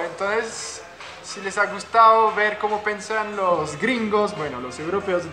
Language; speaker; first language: Spanish; non-native, fluent; French